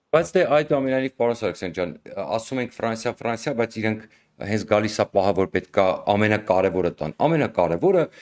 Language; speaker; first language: Armenian; native; Armenian